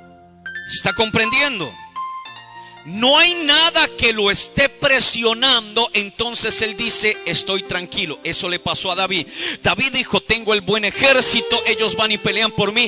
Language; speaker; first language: Spanish; native; Spanish